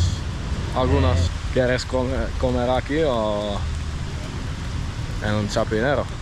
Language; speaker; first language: Spanish; non-native, learner; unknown